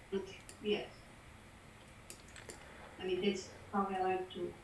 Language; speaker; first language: English; non-native, fluent; Macedonian